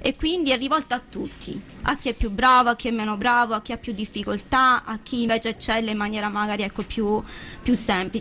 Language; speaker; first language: Italian; native; Italian